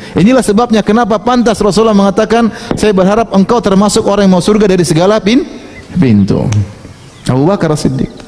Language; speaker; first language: Indonesian; native; Indonesian